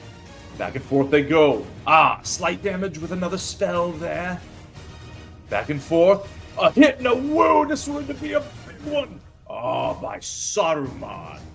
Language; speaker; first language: English; native; English